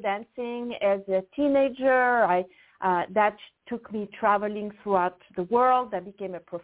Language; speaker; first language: English; non-native, fluent; French